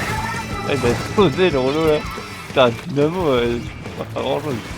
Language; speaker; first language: French; native; French